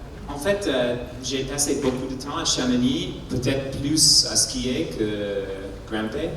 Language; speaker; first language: French; non-native, learner; English